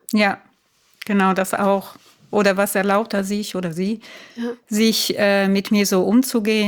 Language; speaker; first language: German; non-native, fluent; Italian